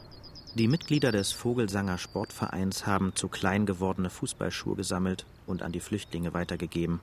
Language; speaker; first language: German; native; German